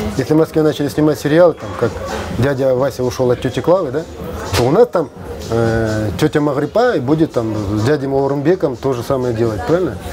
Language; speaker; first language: Russian; non-native, local second language; Kazakh